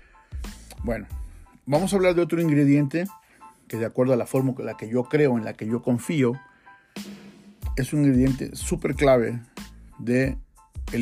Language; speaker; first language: Spanish; native; Spanish